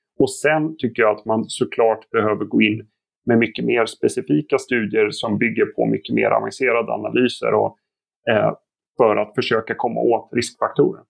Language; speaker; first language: Swedish; native; Swedish